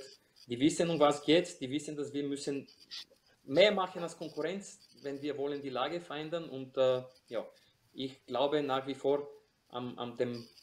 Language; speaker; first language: German; non-native, fluent; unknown